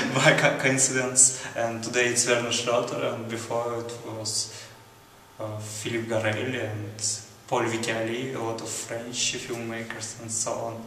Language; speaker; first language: English; non-native, fluent; Russian